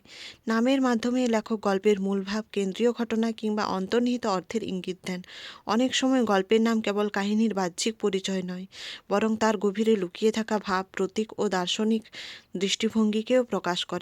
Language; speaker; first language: Bangla; native; Bangla